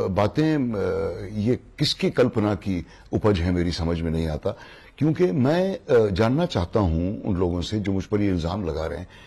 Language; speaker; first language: Hindi; native; Hindi